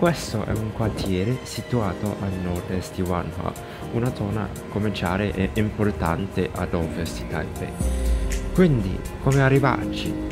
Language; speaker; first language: Italian; non-native, learner; Chinese